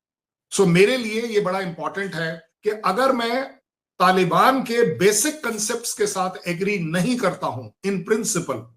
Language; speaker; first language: Hindi; native; Hindi